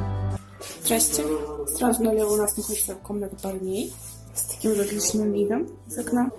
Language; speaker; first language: Russian; native; Russian